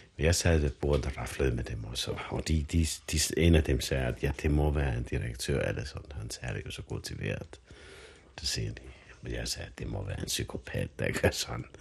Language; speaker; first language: Danish; non-native, fluent; Finnish